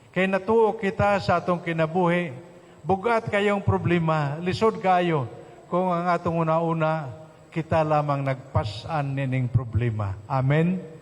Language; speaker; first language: Cebuano; non-native, local second language; Hiligaynon